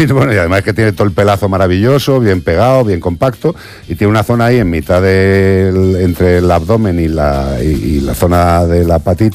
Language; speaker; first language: Spanish; native; Spanish